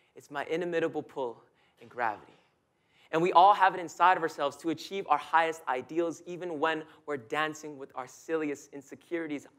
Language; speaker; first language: English; native; English